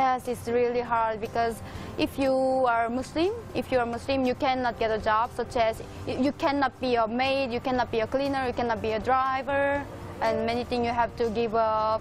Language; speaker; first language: English; non-native, fluent; Korean